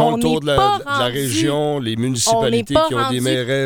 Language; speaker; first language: French; native; French